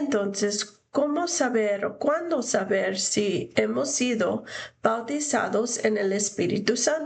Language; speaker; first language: Spanish; non-native, fluent; English